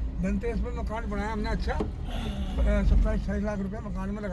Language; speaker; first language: Hindi; native; Hindi